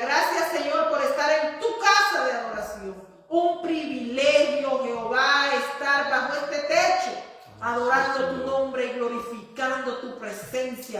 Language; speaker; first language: Spanish; native; Spanish